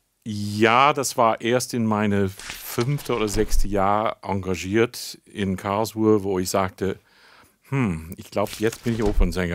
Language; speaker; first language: German; non-native, fluent; English